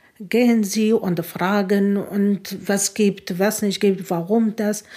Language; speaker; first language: German; non-native, learner; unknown